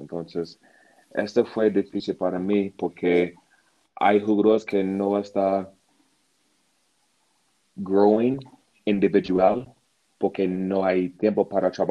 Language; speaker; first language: Spanish; non-native, learner; English